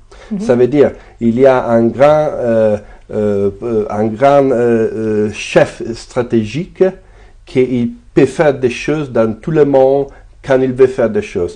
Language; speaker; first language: French; non-native, fluent; Italian